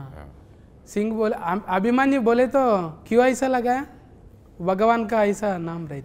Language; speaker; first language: Hindi; non-native, local second language; Telugu